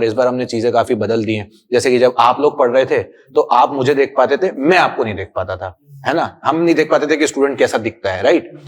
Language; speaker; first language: Hindi; native; Hindi